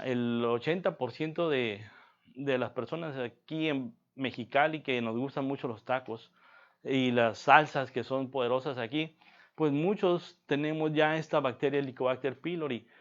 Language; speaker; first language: Spanish; native; Spanish